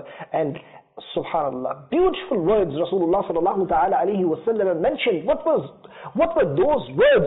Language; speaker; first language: English; non-native, local second language; Urdu